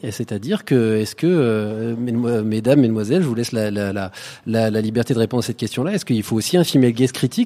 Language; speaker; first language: French; native; French